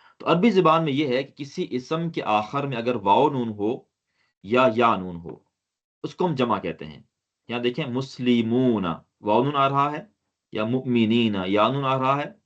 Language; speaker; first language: Urdu; non-native, local second language; Sindhi